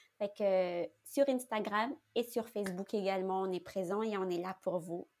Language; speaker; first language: French; non-native, local second language; Malagasy